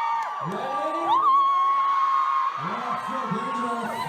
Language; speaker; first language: English; non-native, learner; Korean